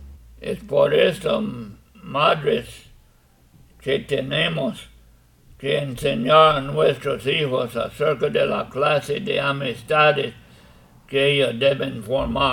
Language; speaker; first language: Spanish; non-native, fluent; English